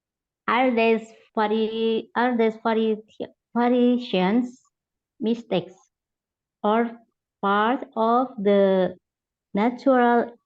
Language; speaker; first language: English; non-native, learner; Indonesian